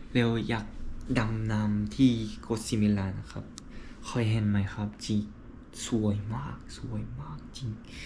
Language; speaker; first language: Thai; non-native, learner; Korean